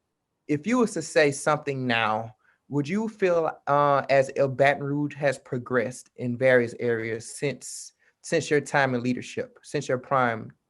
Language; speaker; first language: English; native; English